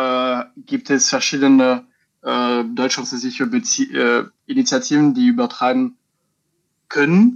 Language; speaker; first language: German; non-native, fluent; French